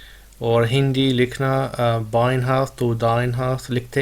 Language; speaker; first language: Hindi; non-native, learner; English